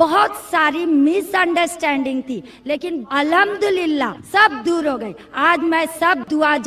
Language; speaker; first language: Hindi; non-native, local second language; Marathi